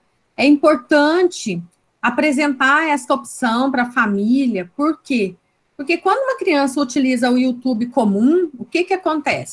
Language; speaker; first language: Portuguese; native; Portuguese